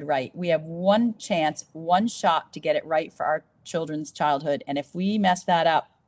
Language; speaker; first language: English; native; English